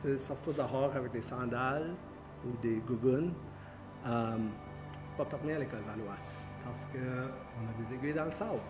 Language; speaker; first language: French; native; French